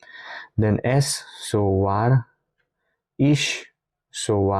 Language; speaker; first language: German; non-native, fluent; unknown